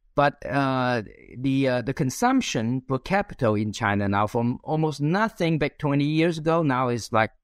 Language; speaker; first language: English; non-native, fluent; Chinese